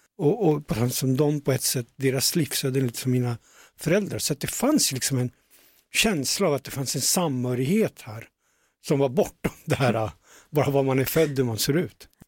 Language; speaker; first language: Swedish; early bilingual, other home language; Punjabi